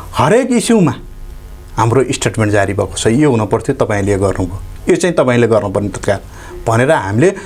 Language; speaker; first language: Nepali; native; Nepali